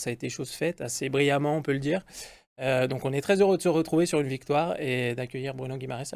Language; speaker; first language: French; native; French